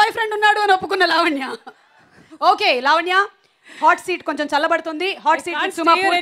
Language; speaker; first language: Telugu; native; Telugu